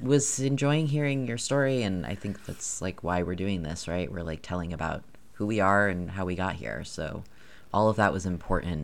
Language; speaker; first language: English; native; English